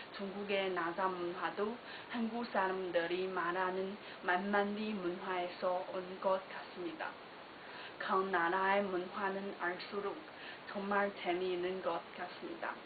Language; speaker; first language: Korean; non-native, learner; Chinese